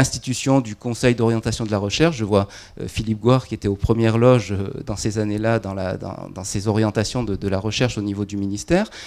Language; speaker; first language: French; native; French